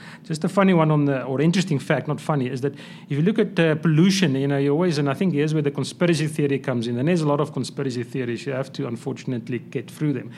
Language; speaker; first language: English; non-native, local second language; Afrikaans